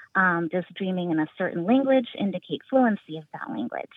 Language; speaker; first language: English; early bilingual, other home language; Filipino